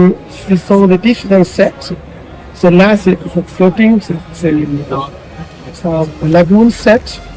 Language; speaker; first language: French; non-native, learner; German